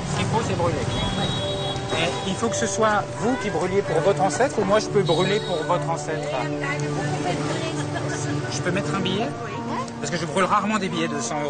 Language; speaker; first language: French; native; French